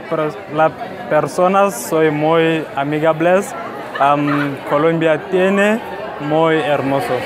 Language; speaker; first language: Spanish; non-native, learner; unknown